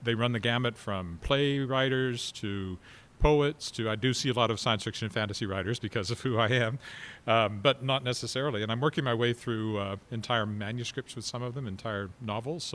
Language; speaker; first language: English; native; English